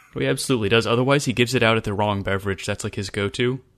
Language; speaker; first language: English; native; English